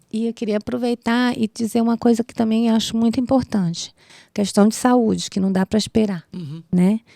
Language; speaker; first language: Portuguese; native; Portuguese